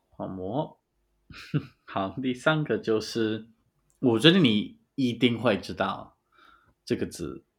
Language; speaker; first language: Chinese; non-native, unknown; English